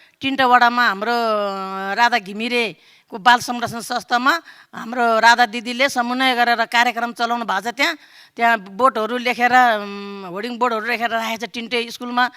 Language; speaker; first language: Nepali; non-native, local second language; Eastern Tamang